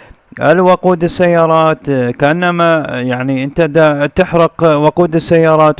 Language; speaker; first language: Arabic; native; Arabic